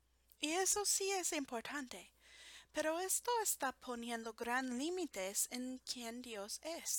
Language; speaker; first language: Spanish; non-native, fluent; English